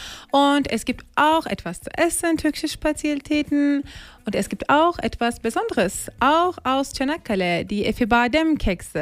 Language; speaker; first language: German; non-native, learner; Turkish